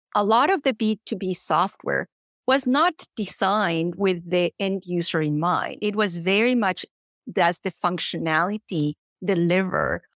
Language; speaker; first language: English; non-native, fluent; Spanish